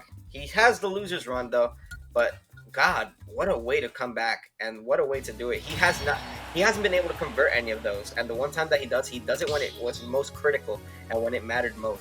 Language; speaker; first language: English; native; English